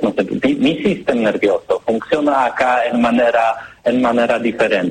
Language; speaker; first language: Spanish; non-native, learner; Polish